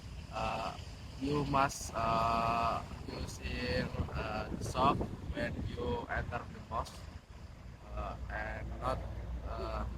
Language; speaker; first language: English; non-native, learner; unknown